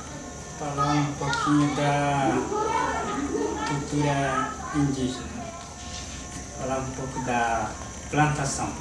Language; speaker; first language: Portuguese; non-native, local second language; Guarani